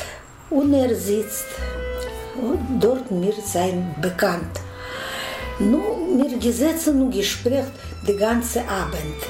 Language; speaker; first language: German; non-native, learner; Russian